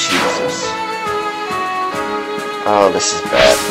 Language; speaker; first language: English; native; English